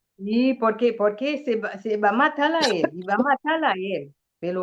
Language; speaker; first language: Spanish; non-native, learner; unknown